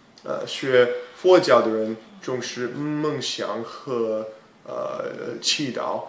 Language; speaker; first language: Chinese; non-native, learner; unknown